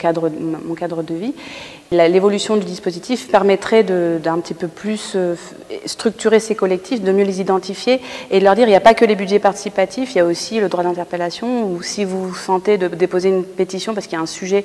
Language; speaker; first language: French; native; French